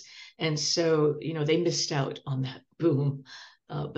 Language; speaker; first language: English; native; English